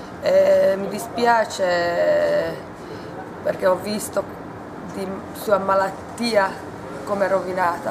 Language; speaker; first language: Italian; non-native, learner; Hungarian